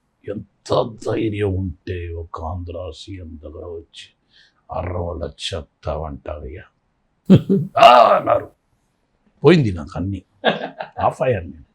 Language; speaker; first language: Telugu; non-native, local second language; Tamil